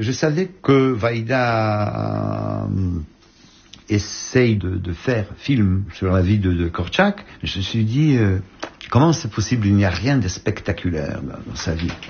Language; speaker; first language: French; non-native, fluent; Polish